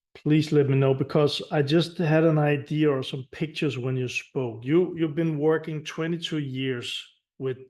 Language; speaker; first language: English; non-native, fluent; Danish